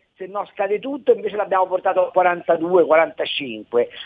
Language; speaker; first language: Italian; native; Italian